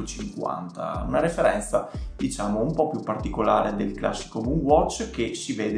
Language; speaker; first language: Italian; native; Italian